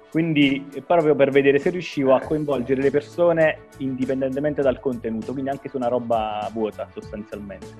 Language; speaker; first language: Italian; native; Italian